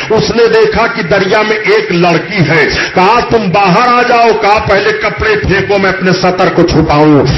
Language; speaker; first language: Urdu; native; Urdu